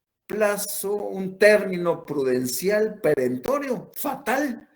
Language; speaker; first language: Spanish; native; Spanish